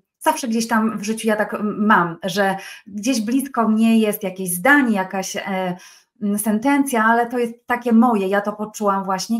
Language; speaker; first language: Polish; native; Polish